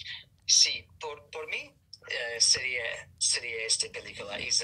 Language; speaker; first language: Spanish; non-native, fluent; English